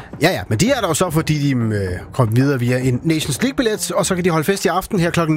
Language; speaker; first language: Danish; native; Danish